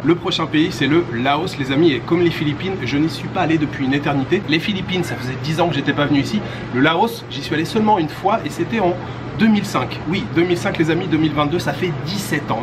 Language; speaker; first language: French; native; French